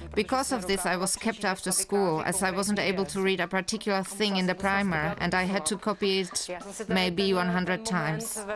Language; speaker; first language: English; non-native, fluent; Czech